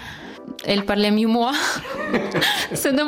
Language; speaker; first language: French; non-native, learner; Ukrainian